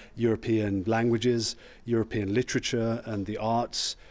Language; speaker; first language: English; native; English